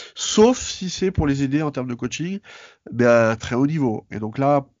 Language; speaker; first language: French; native; French